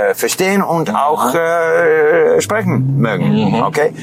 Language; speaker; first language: German; non-native, fluent; English